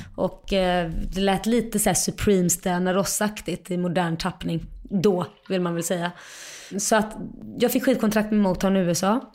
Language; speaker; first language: Swedish; native; Swedish